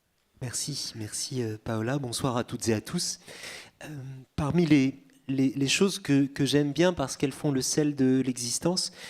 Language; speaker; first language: French; native; French